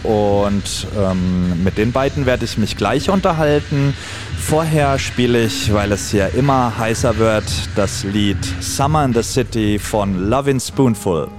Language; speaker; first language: German; native; German